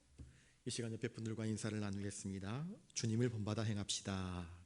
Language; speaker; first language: Korean; native; Korean